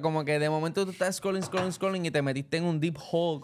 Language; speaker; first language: Spanish; early bilingual, heritage; Spanish